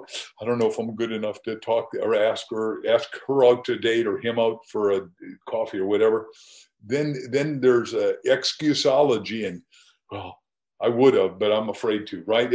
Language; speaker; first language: English; native; English